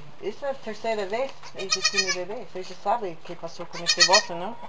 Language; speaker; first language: Spanish; non-native, learner; English